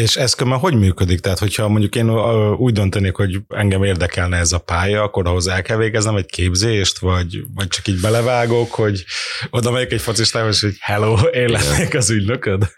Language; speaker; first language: Hungarian; native; Hungarian